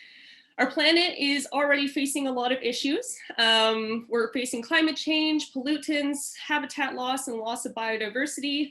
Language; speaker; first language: English; native; English